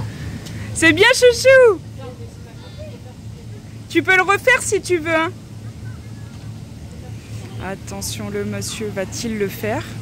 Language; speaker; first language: French; native; French